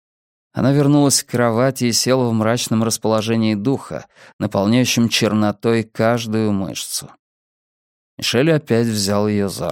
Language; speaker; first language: Russian; native; Russian